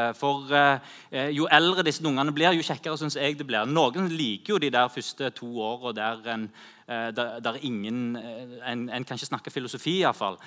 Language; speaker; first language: Norwegian; native; Norwegian